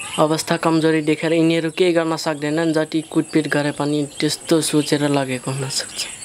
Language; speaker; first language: Nepali; non-native, local second language; Dangaura Tharu